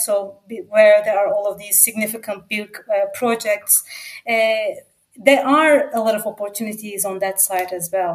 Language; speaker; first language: English; non-native, fluent; Turkish